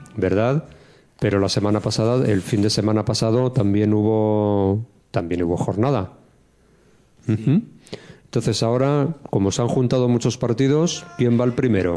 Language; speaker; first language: Spanish; native; Spanish